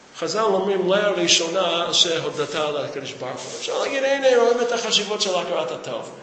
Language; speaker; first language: Hebrew; non-native, fluent; English